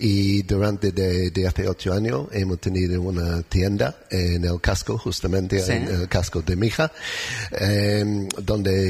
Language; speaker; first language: Spanish; non-native, learner; English